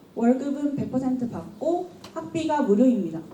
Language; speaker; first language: Korean; native; Korean